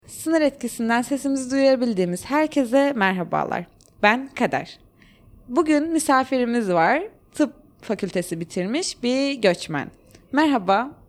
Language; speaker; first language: Turkish; native; Turkish